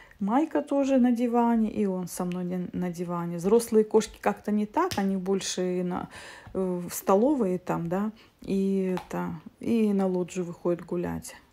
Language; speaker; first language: Russian; native; Russian